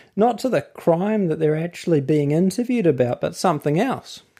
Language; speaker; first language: English; native; English